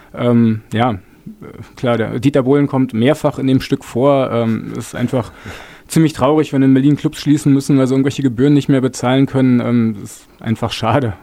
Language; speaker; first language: German; native; German